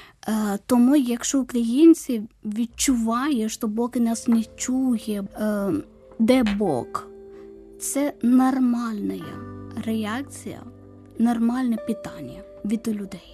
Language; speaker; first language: Ukrainian; non-native, learner; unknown